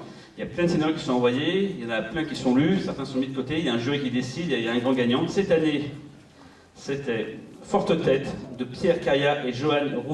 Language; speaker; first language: French; native; French